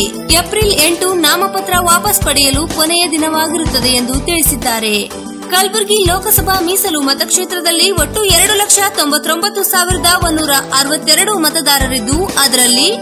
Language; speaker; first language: Kannada; native; Kannada